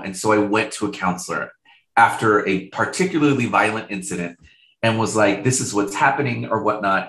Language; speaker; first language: English; native; English